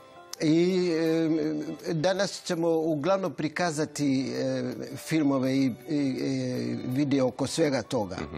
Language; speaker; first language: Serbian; non-native, fluent; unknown